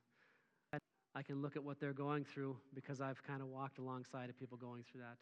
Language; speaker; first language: English; native; English